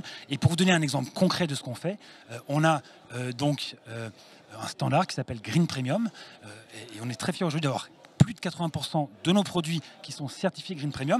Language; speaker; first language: French; native; French